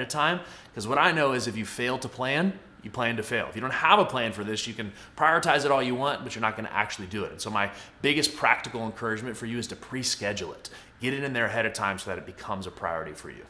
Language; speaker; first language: English; native; English